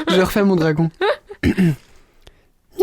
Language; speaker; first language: French; native; French